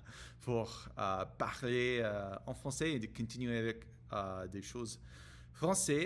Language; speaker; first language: French; non-native, learner; English